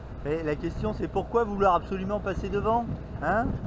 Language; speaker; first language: French; native; French